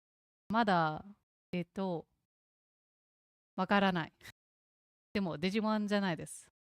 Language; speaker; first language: Japanese; non-native, learner; English